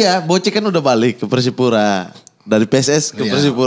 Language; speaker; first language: Indonesian; native; Indonesian